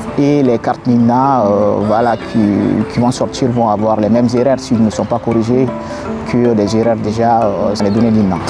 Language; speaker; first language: French; non-native, local second language; Bambara